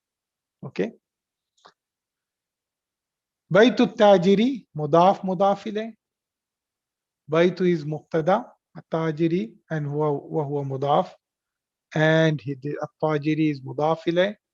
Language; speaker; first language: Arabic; non-native, fluent; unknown